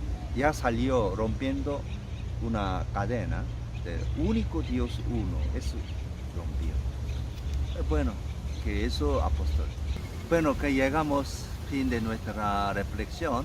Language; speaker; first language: Spanish; non-native, learner; Korean